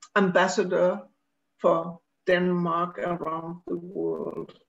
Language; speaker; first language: English; non-native, fluent; Danish